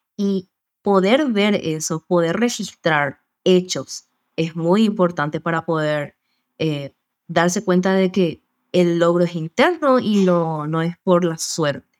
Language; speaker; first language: Spanish; native; Spanish